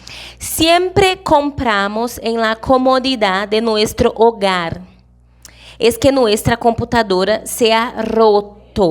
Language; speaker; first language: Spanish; non-native, fluent; Portuguese